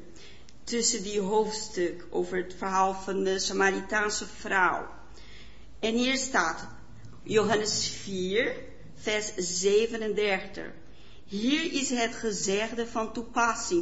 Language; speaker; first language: Dutch; non-native, fluent; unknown